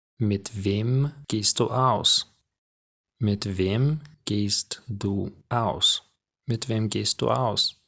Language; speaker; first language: German; non-native, fluent; Ukrainian